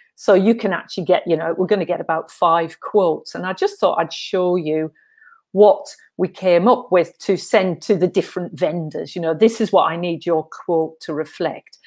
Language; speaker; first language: English; native; English